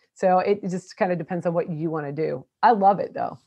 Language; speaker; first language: English; native; English